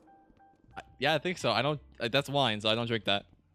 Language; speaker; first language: English; native; English